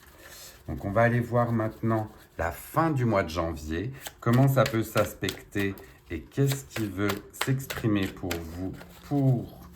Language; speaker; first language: French; native; French